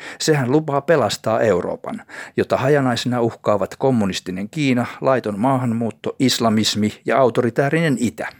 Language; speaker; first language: Finnish; native; Finnish